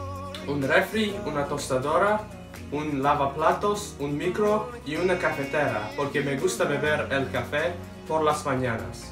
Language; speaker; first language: Spanish; non-native, learner; English